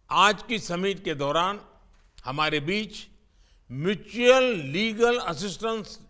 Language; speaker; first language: Hindi; native; Hindi